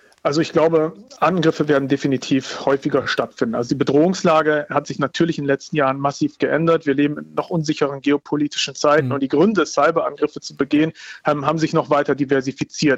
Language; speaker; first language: German; native; German